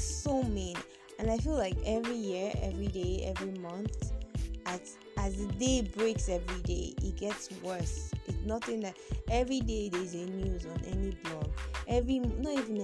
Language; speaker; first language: English; non-native, local second language; Yoruba